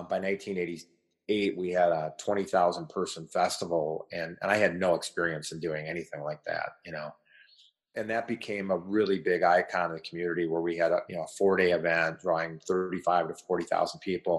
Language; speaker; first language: English; native; English